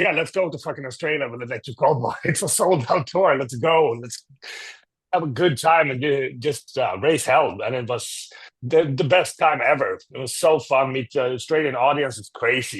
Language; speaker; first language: English; non-native, fluent; Swedish